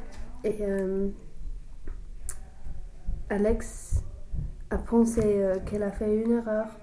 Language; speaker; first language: French; non-native, learner; English